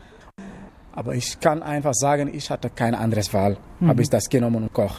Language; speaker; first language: German; non-native, learner; Wolof